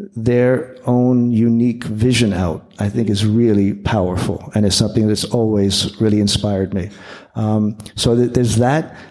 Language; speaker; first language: English; native; English